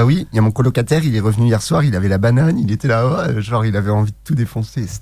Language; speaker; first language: French; native; French